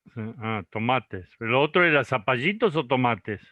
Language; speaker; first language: Spanish; native; Spanish